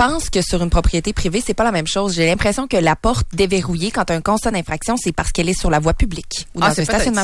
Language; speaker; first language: French; native; French